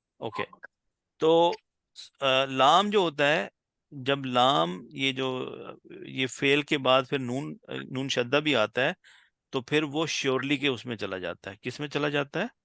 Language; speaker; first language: Urdu; native; Urdu